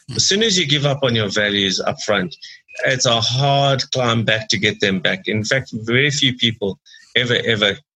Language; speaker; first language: English; native; English